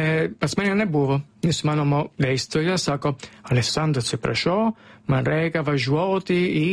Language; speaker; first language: Lithuanian; non-native, learner; Italian